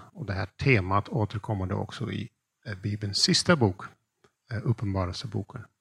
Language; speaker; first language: Swedish; non-native, fluent; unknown